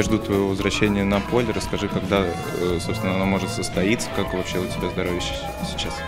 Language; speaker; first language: Russian; native; Russian